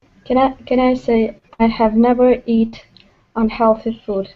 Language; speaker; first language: English; non-native, learner; Russian